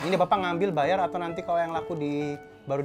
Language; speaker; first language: Indonesian; native; Indonesian